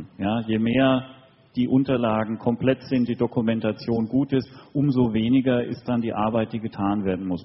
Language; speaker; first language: German; native; German